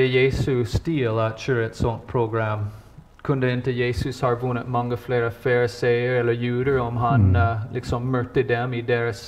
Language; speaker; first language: Swedish; non-native, fluent; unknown